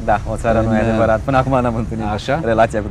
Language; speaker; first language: Romanian; native; Romanian